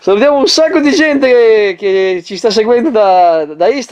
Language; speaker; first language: Italian; native; Italian